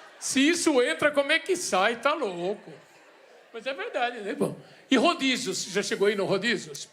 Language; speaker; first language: Portuguese; native; Portuguese